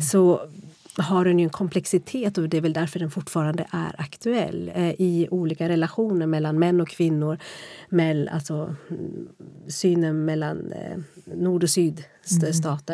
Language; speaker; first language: Swedish; native; Swedish